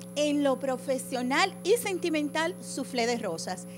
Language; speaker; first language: Spanish; early bilingual, heritage; Spanish